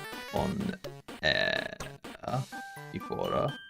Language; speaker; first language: Swedish; non-native, learner; English